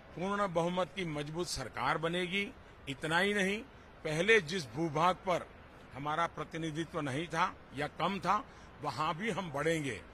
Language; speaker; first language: Hindi; non-native, local second language; Gujarati